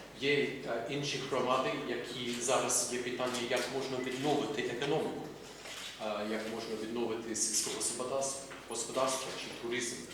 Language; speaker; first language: Ukrainian; non-native, fluent; English